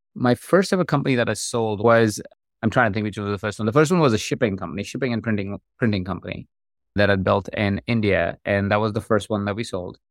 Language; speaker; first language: English; non-native, local second language; Hindi